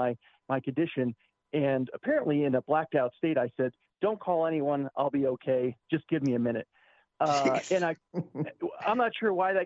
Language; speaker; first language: English; native; English